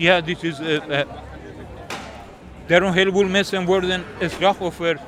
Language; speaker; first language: Dutch; non-native, learner; Persian